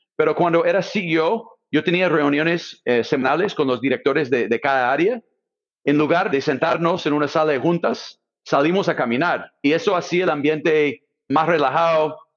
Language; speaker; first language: Spanish; non-native, fluent; English